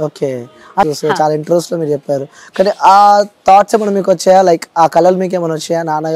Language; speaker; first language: Telugu; native; Telugu